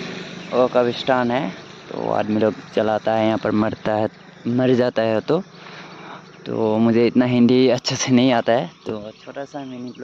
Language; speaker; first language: Hindi; non-native, local second language; Assamese